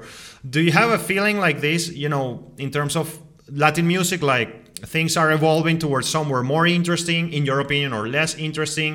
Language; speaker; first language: English; non-native, fluent; Spanish